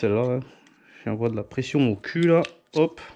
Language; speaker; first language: French; native; French